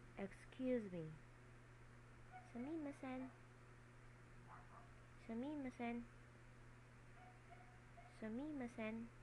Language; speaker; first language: Japanese; non-native, learner; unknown